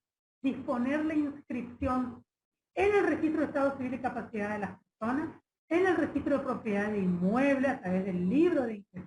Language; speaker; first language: Spanish; native; Spanish